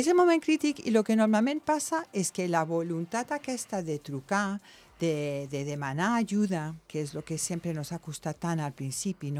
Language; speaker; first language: Catalan; non-native, local second language; Spanish